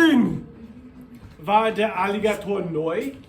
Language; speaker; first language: German; non-native, fluent; English